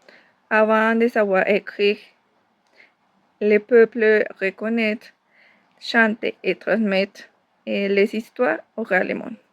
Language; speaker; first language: French; non-native, fluent; Spanish